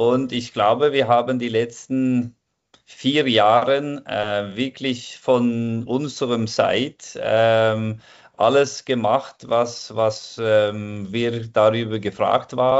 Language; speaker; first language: German; non-native, fluent; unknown